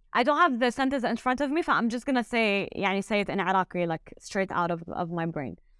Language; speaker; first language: English; early bilingual, other home language; French